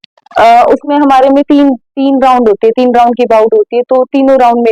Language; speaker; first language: Hindi; native; Hindi